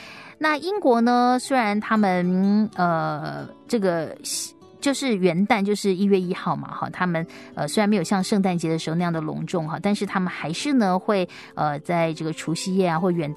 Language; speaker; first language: Chinese; native; Chinese